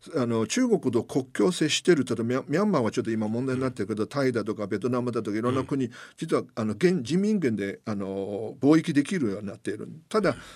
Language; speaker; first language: Japanese; non-native, fluent; Chinese